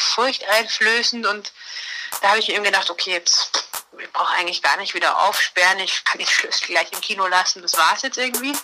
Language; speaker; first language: German; native; German